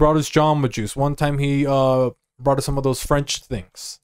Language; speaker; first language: English; native; English